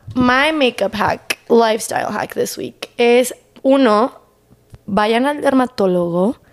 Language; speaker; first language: Spanish; native; Spanish